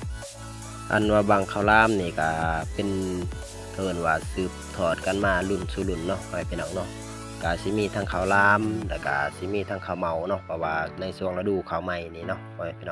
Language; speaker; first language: Thai; non-native, local second language; Lao